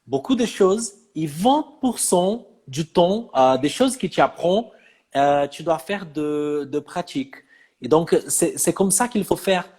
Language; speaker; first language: French; non-native, fluent; Portuguese